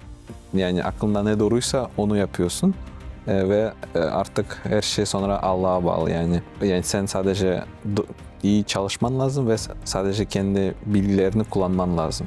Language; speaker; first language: Turkish; non-native, fluent; Russian